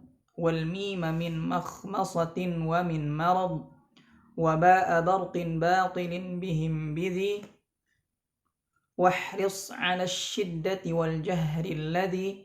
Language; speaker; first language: Arabic; non-native, fluent; Indonesian